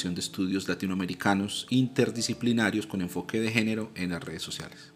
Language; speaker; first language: Spanish; native; Spanish